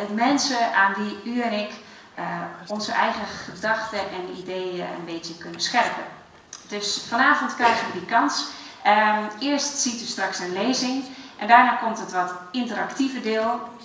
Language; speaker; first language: Dutch; native; Dutch